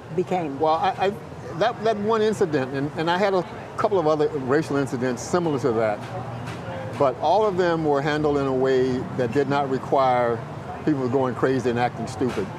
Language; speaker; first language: English; native; English